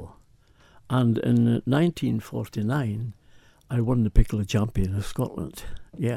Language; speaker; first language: English; native; English